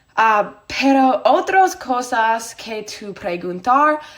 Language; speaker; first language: Spanish; non-native, learner; English